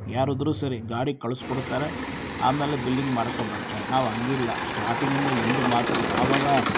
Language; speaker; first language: Kannada; non-native, local second language; Tamil